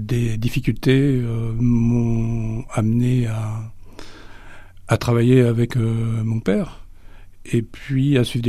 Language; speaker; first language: French; native; French